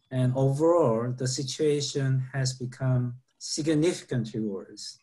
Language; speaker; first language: English; non-native, fluent; Korean